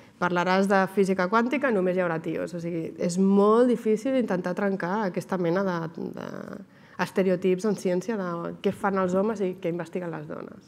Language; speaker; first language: Catalan; native; Catalan